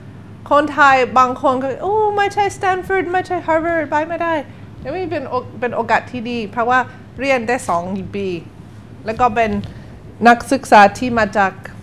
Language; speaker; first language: Thai; non-native, learner; English